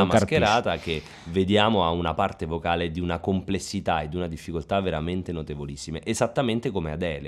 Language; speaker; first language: Italian; native; Italian